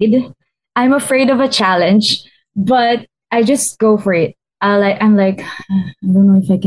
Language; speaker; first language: English; non-native, local second language; Filipino